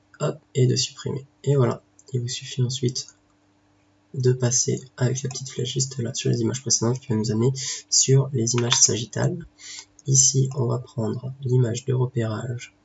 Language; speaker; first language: French; native; French